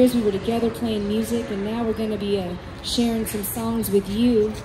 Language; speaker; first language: English; native; English